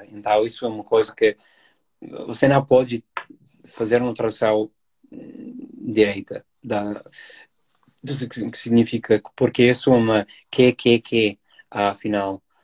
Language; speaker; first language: Portuguese; non-native, fluent; English